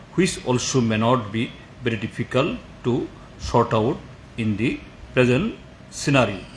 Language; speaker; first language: English; non-native, local second language; Bangla